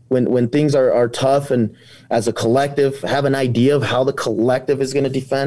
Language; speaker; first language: English; native; English